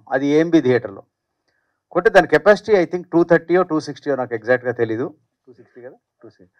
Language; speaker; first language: Telugu; native; Telugu